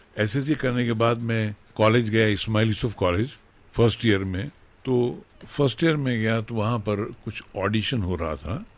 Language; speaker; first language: Hindi; native; Hindi